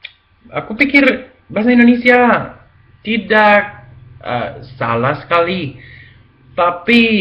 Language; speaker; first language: Indonesian; non-native, learner; Spanish